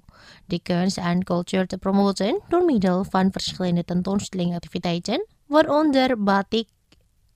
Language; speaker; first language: Dutch; non-native, fluent; Indonesian